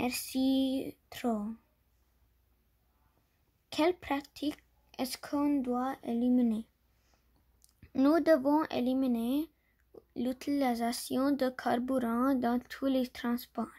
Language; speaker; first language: French; non-native, learner; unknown